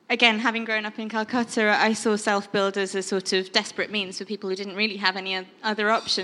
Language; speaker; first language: English; native; English